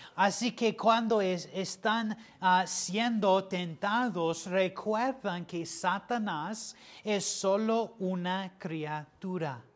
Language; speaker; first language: Spanish; non-native, fluent; English